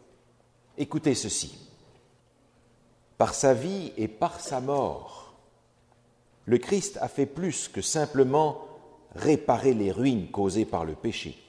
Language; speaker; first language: French; native; French